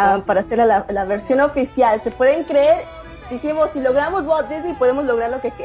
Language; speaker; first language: Spanish; early bilingual, heritage; Spanish